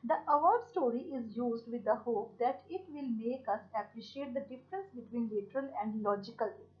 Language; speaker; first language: English; non-native, local second language; Punjabi